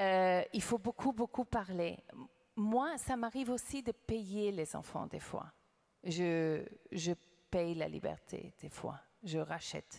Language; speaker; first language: French; non-native, fluent; English